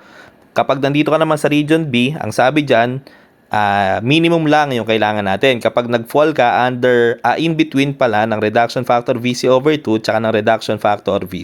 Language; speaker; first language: Filipino; native; Filipino